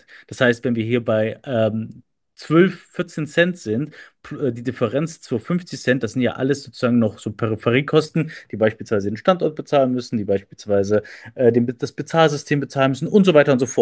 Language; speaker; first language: German; native; German